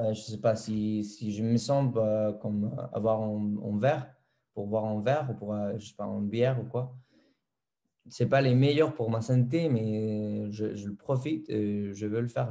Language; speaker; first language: French; non-native, fluent; Spanish